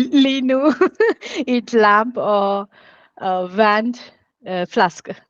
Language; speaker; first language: Danish; non-native, learner; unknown